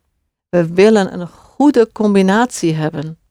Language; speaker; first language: Dutch; non-native, fluent; English